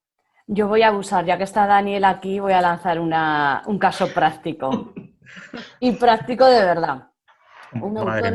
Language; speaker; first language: Spanish; native; Spanish